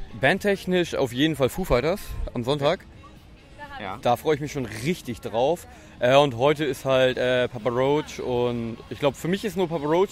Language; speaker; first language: German; native; German